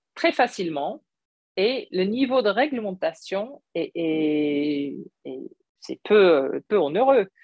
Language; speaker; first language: French; non-native, fluent; English